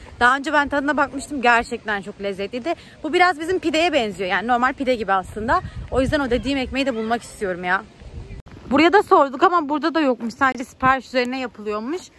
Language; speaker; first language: Turkish; native; Turkish